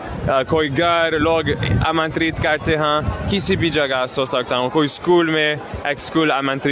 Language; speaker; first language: Hindi; non-native, learner; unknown